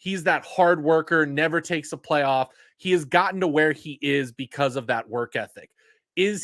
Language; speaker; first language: English; native; English